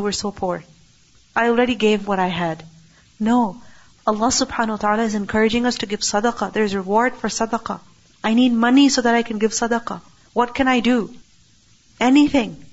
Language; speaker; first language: English; non-native, local second language; Urdu